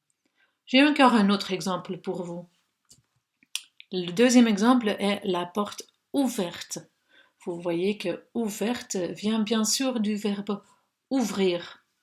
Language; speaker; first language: French; non-native, local second language; Dutch